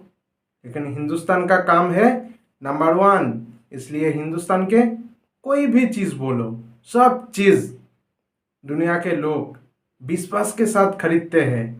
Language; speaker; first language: Hindi; non-native, local second language; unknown